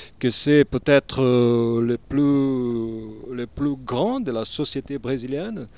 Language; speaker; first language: French; non-native, learner; Portuguese